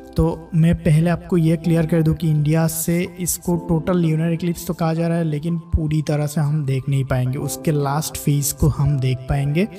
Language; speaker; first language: Hindi; native; Hindi